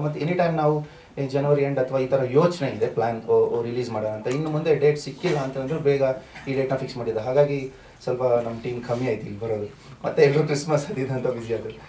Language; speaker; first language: Kannada; non-native, local second language; Tulu